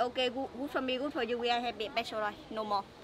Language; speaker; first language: English; non-native, learner; Vietnamese